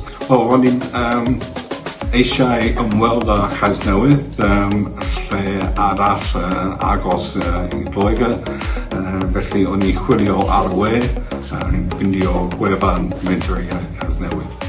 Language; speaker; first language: Welsh; non-native, learner; English